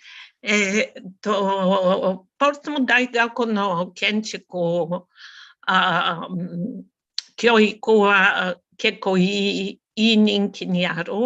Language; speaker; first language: Japanese; non-native, learner; Bulgarian